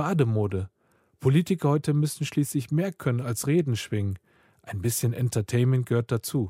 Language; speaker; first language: German; early bilingual, other home language; Korean